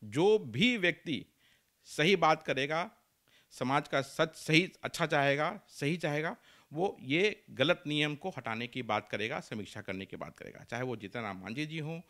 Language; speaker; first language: Hindi; native; Hindi